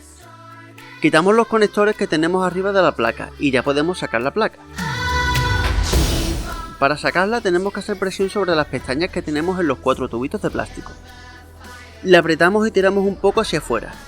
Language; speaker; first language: Spanish; native; Spanish